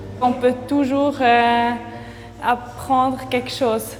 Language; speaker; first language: French; non-native, local second language; German